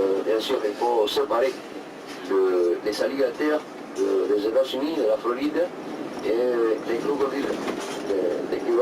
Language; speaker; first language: French; non-native, fluent; Spanish